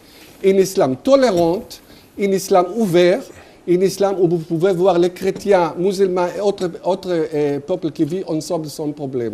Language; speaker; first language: French; non-native, fluent; Hebrew